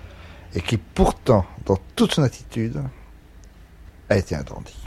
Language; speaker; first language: French; native; French